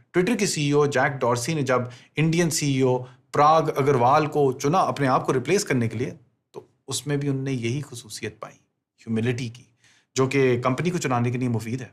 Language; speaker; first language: Urdu; native; Urdu